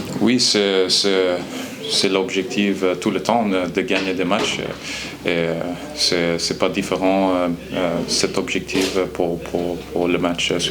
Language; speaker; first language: French; non-native, learner; Swedish